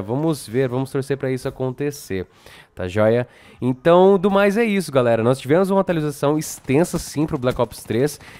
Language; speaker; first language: Portuguese; native; Portuguese